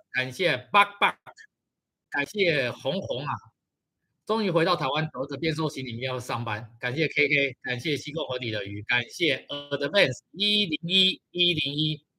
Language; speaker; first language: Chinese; native; Chinese